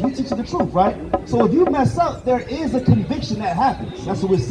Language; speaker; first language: English; native; English